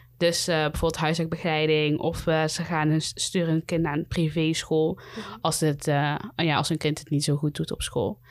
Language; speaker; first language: Dutch; early bilingual, other home language; Somali